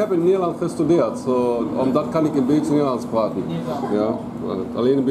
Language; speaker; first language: Dutch; non-native, learner; German